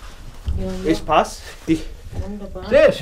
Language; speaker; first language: German; native; German